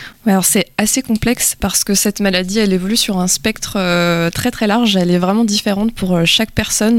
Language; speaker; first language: French; native; French